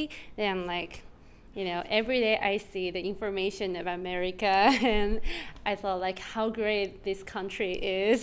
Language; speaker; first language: English; non-native, fluent; Japanese